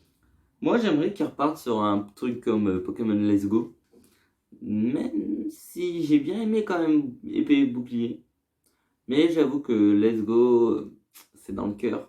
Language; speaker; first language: French; native; French